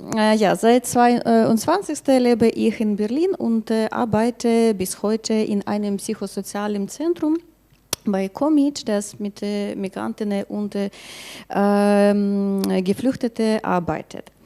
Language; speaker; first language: German; non-native, learner; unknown